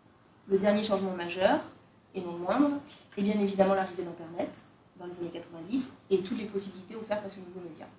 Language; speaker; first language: French; native; French